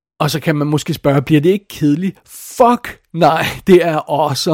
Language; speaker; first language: Danish; native; Danish